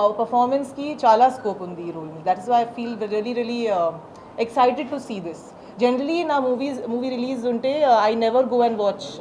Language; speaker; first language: Telugu; non-native, learner; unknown